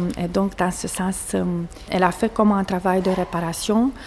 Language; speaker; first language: French; non-native, fluent; Portuguese